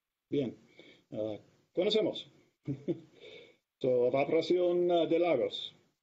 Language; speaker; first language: Spanish; non-native, learner; English